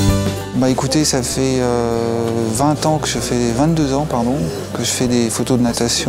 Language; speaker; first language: French; native; French